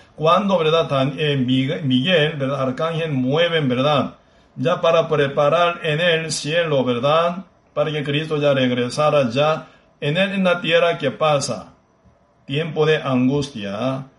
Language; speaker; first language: Spanish; non-native, fluent; Korean